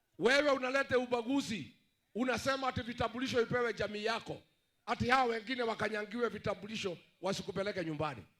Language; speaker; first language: Swahili; non-native, local second language; Kikuyu